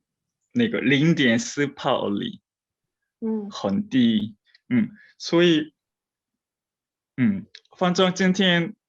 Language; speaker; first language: Chinese; non-native, fluent; Korean